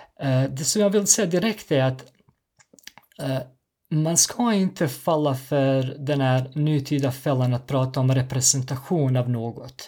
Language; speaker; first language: Swedish; non-native, fluent; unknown